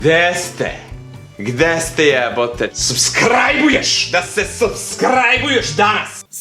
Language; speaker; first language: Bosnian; early bilingual, heritage; English